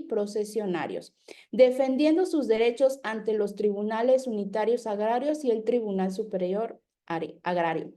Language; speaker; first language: Spanish; native; Spanish